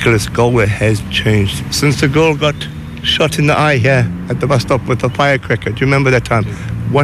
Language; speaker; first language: English; native; English